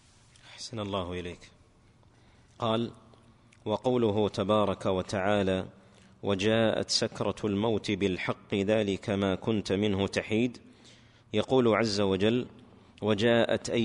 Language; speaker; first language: Arabic; native; Arabic